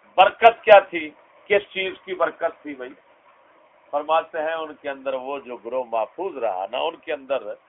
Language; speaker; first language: Urdu; non-native, local second language; Punjabi